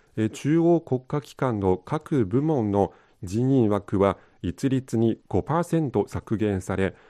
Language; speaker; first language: Japanese; non-native, fluent; Chinese